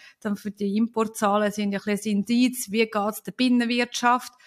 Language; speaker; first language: German; native; German